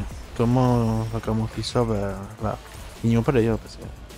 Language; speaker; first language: French; native; French